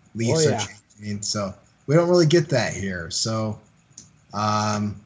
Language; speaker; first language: English; native; English